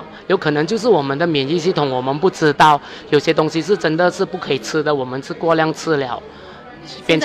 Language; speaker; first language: Chinese; native; Chinese